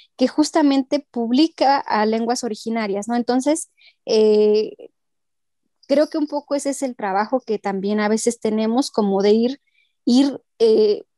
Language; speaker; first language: Spanish; non-native, local second language; Mixtepec Mixtec